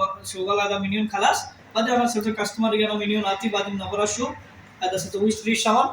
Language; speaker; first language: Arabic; non-native, learner; Bangla